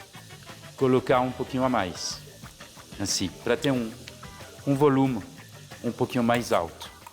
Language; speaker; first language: Portuguese; non-native, fluent; French